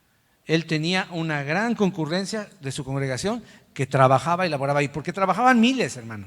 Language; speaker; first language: Spanish; native; Spanish